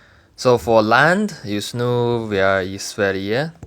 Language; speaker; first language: Swedish; non-native, learner; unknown